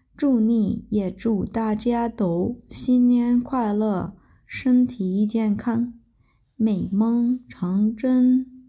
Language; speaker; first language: Chinese; non-native, learner; Vietnamese